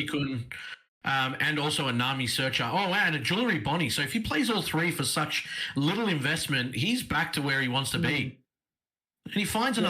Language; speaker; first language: English; native; English